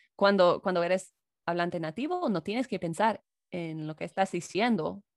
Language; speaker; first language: Spanish; non-native, fluent; English